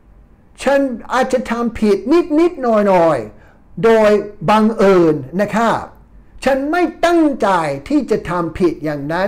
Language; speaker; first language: Thai; non-native, fluent; English